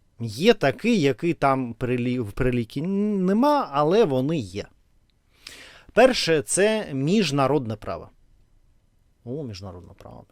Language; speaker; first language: Ukrainian; non-native, learner; Russian